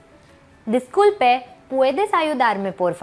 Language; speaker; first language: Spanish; non-native, learner; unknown